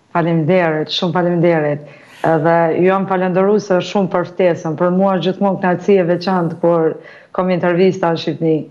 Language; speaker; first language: Albanian; early bilingual, heritage; Albanian